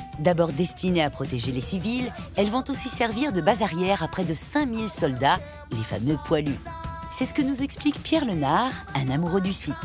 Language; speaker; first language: French; native; French